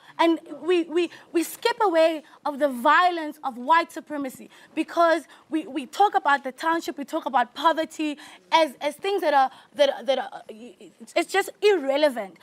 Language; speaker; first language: English; non-native, local second language; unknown